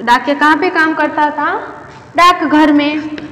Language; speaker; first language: Hindi; non-native, local second language; Gujarati